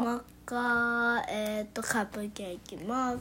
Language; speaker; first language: Korean; non-native, learner; Japanese